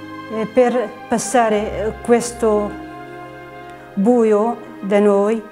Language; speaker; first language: Italian; non-native, fluent; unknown